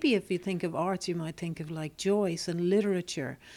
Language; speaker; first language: English; native; English